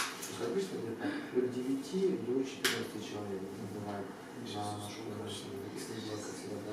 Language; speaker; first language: Russian; native; Russian